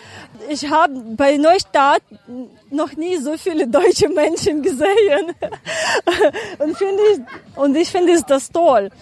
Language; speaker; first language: German; non-native, fluent; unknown